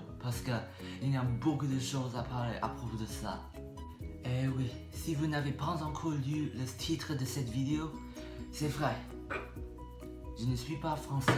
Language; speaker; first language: French; non-native, learner; English